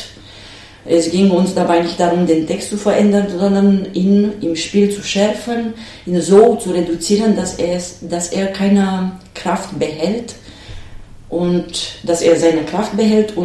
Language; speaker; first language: German; non-native, fluent; Romanian